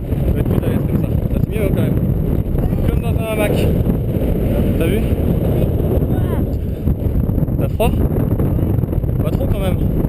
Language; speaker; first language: French; native; French